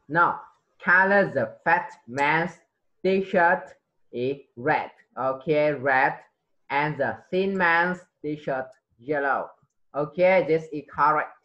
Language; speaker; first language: English; non-native, fluent; Vietnamese